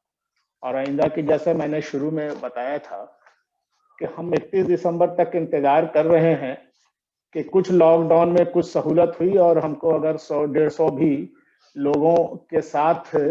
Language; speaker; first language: Urdu; native; Urdu